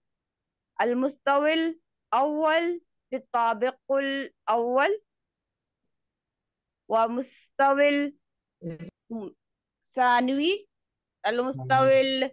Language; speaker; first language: Arabic; non-native, learner; Urdu